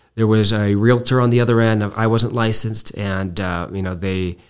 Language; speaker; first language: English; native; English